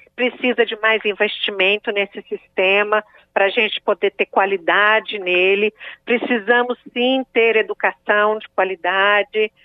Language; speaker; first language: Portuguese; native; Portuguese